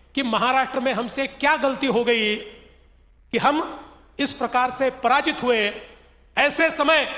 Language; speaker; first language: Hindi; non-native, local second language; Marathi